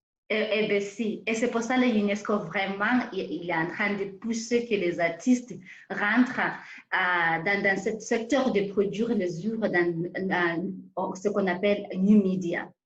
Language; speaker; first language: French; non-native, fluent; English